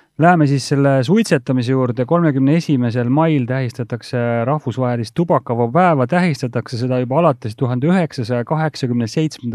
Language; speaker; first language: Estonian; native; Estonian